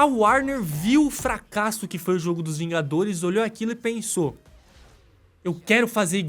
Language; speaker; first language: Portuguese; native; Portuguese